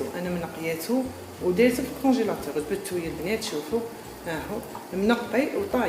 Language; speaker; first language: Arabic; native; Arabic